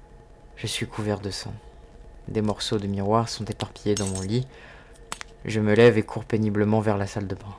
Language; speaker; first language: French; native; French